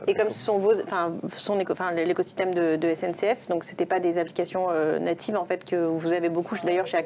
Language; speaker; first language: French; native; French